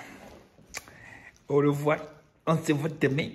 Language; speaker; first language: French; non-native, local second language; Ewe